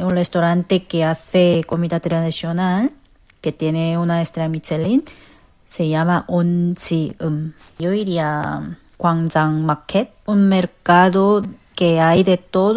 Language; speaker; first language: Spanish; non-native, fluent; Korean